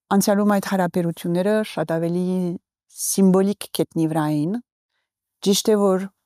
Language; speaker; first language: Armenian; early bilingual, heritage; Armenian